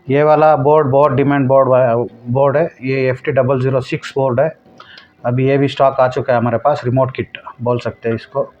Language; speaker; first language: Hindi; non-native, local second language; Telugu